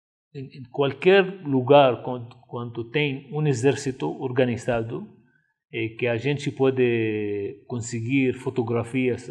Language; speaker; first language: Portuguese; non-native, fluent; Arabic